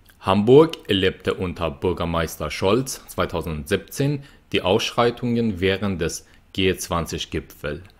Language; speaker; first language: German; non-native, fluent; Persian